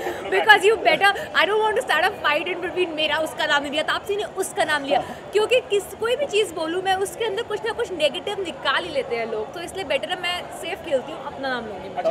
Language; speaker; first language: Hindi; native; Hindi